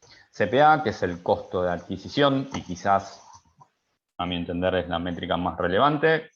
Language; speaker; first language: Spanish; native; Spanish